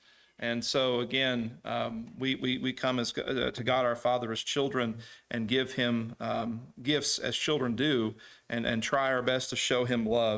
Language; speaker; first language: English; native; English